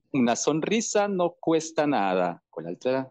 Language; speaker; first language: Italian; non-native, learner; Spanish